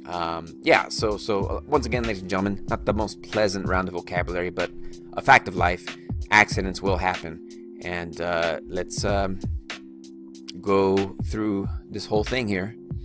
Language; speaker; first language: English; native; English